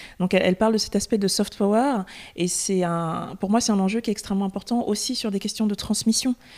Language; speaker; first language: French; native; French